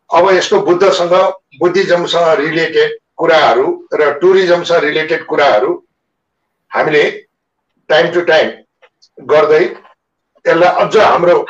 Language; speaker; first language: Nepali; native; Nepali